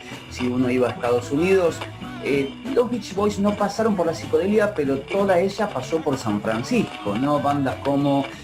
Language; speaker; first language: Spanish; native; Spanish